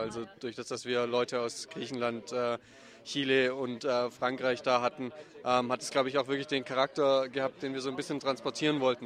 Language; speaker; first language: German; native; German